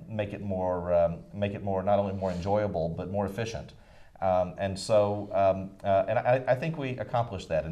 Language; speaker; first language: English; native; English